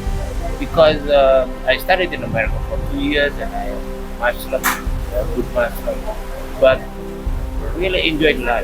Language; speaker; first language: English; non-native, learner; Indonesian